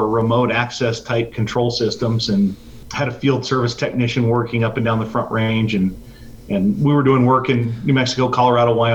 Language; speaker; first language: English; native; English